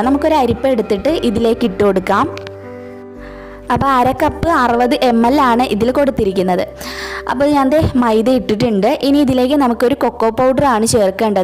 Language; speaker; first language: Malayalam; native; Malayalam